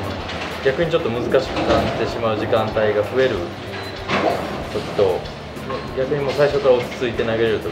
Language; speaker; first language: Japanese; native; Japanese